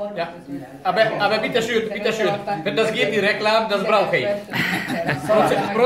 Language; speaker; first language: German; non-native, learner; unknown